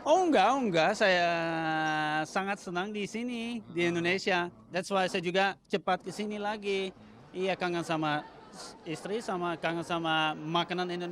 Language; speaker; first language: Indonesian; non-native, learner; Dutch